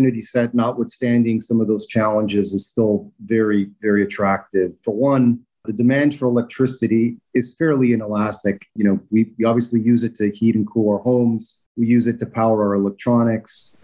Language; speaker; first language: English; native; English